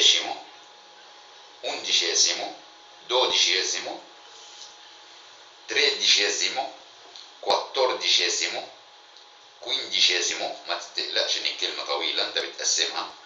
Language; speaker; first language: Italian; non-native, fluent; Arabic